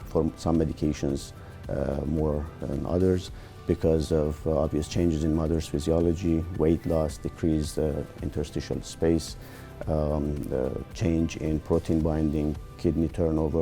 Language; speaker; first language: English; non-native, fluent; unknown